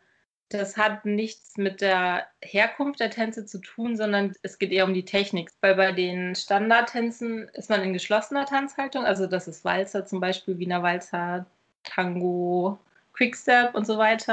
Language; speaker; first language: German; native; German